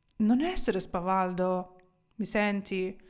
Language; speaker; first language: Italian; non-native, fluent; Ukrainian